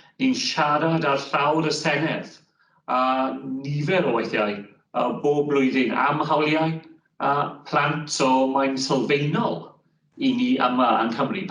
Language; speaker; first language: Welsh; non-native, local second language; English